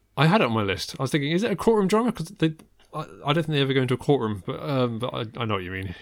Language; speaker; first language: English; native; English